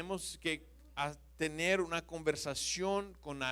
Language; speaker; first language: Spanish; non-native, fluent; English